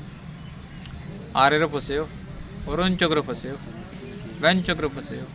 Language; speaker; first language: Korean; non-native, learner; Urdu